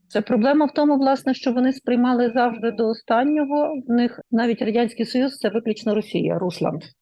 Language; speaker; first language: Ukrainian; native; Ukrainian